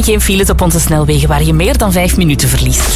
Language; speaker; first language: Dutch; native; Dutch